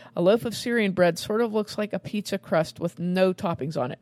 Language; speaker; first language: English; native; English